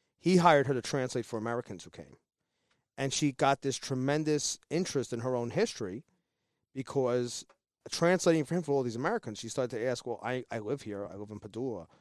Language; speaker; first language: English; native; English